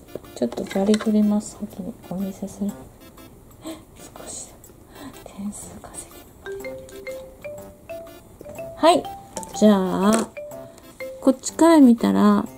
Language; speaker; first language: Japanese; native; Japanese